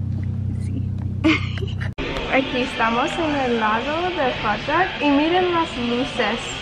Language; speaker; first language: Spanish; early bilingual, heritage; Spanish